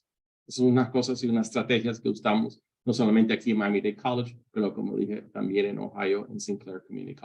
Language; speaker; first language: Spanish; early bilingual, heritage; Spanish